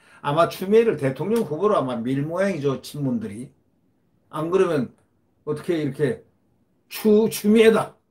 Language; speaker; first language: Korean; native; Korean